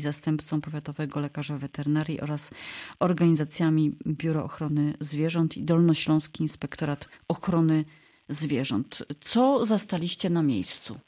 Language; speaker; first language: Polish; native; Polish